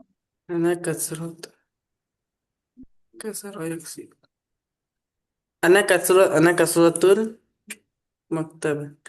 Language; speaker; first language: Arabic; non-native, learner; Urdu